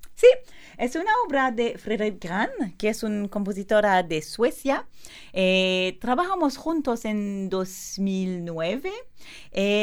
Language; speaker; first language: Spanish; non-native, learner; French